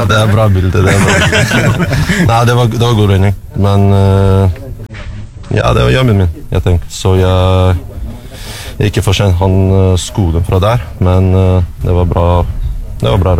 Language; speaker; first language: Norwegian; non-native, learner; Russian